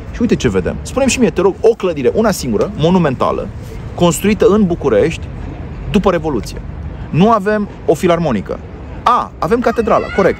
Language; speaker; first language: Romanian; native; Romanian